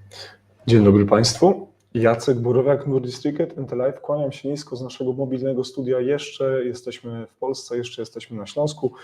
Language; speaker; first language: Polish; native; Polish